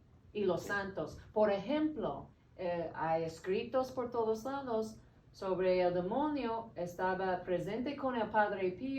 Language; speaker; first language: Spanish; non-native, learner; English